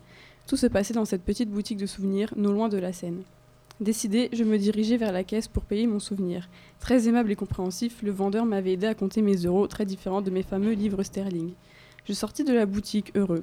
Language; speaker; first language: French; native; French